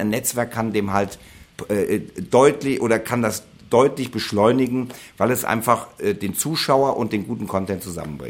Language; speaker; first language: German; native; German